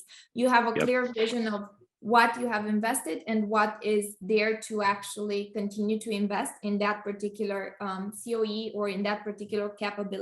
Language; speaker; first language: English; non-native, fluent; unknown